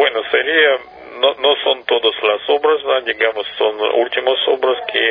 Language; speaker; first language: Spanish; non-native, learner; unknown